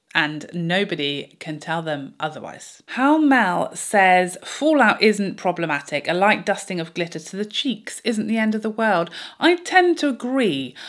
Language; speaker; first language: English; native; English